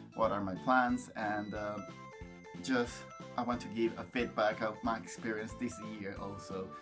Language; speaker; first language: English; non-native, fluent; Spanish